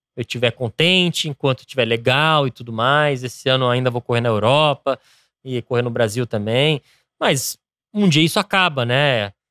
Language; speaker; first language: Portuguese; early bilingual, other home language; English